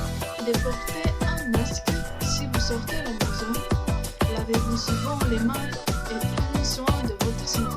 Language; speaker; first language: French; non-native, learner; Indonesian